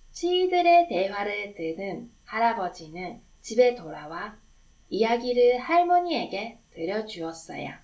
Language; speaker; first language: Korean; non-native, fluent; Japanese